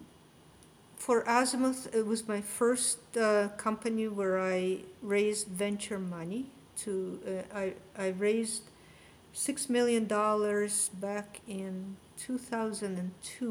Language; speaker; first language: English; non-native, fluent; Russian